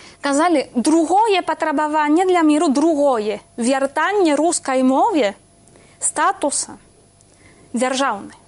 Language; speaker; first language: Belarusian; non-native, fluent; Spanish